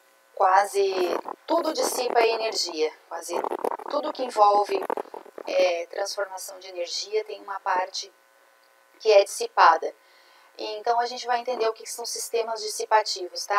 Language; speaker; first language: Portuguese; native; Portuguese